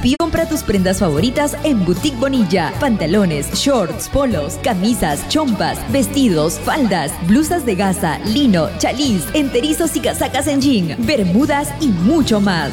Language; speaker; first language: Spanish; native; Spanish